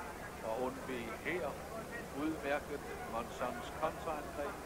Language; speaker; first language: Danish; native; Danish